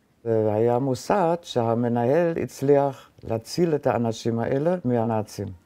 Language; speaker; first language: Hebrew; non-native, fluent; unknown